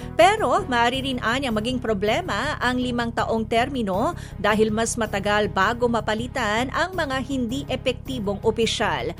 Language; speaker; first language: Filipino; native; Filipino